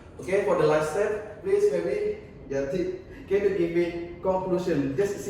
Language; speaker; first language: English; non-native, learner; Indonesian